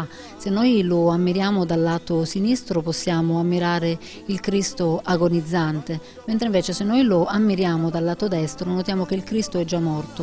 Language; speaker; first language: Italian; native; Italian